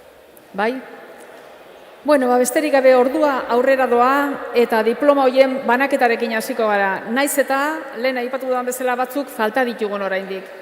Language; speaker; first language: Basque; native; Basque